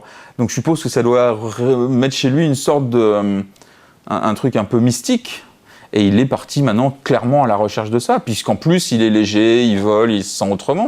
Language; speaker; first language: French; native; French